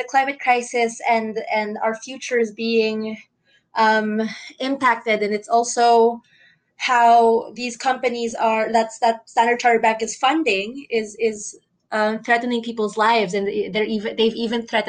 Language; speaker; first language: English; non-native, local second language; Filipino